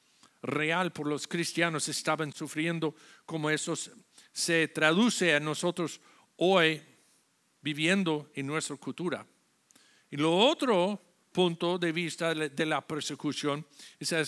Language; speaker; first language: Spanish; non-native, fluent; English